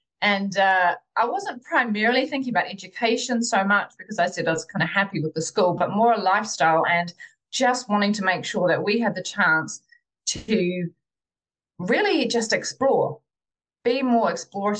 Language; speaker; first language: English; native; English